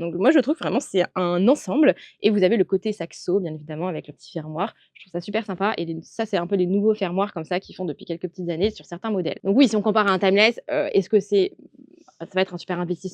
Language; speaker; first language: French; native; French